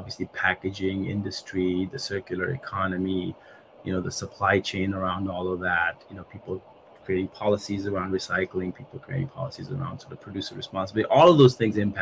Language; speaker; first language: English; non-native, local second language; Nepali